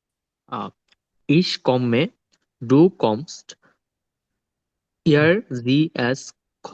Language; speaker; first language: German; non-native, learner; Bangla